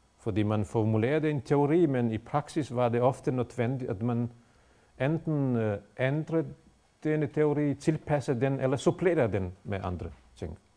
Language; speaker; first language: Danish; non-native, fluent; Bosnian